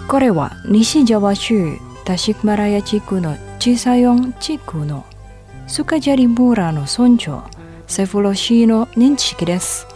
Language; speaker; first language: Japanese; non-native, fluent; Indonesian